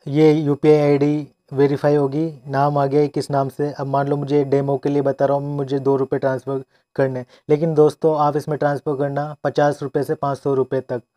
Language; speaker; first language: Hindi; non-native, local second language; Gujarati